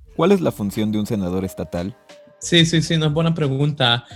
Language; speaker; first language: Spanish; early bilingual, heritage; Spanish